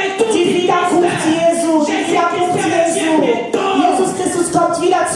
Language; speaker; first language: German; non-native, fluent; French